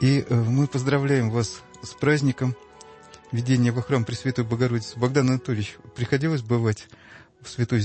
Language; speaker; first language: Russian; native; Russian